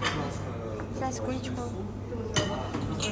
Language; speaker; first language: Russian; non-native, learner; Mongolian